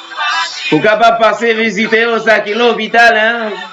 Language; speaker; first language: French; non-native, local second language; Haitian Creole